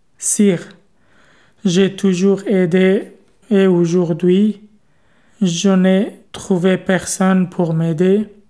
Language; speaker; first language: French; non-native, learner; Persian